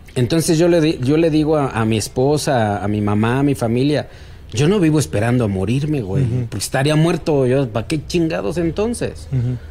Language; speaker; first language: Spanish; native; Spanish